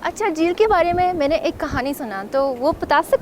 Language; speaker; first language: Hindi; non-native, fluent; Chinese